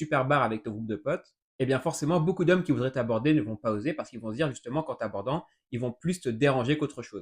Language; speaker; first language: French; native; French